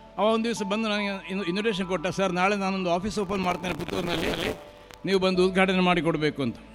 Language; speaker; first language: Kannada; non-native, local second language; Marathi